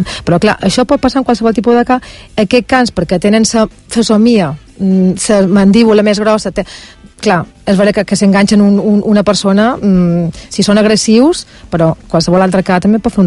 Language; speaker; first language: Catalan; native; Catalan